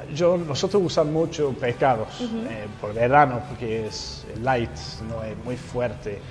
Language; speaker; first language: Spanish; non-native, learner; English